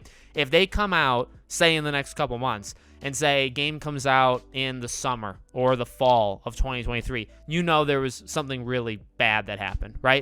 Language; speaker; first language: English; native; English